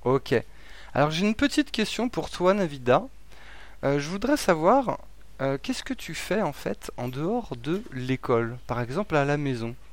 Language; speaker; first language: French; native; French